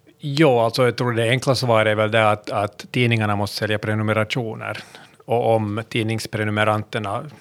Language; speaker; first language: Swedish; native; Swedish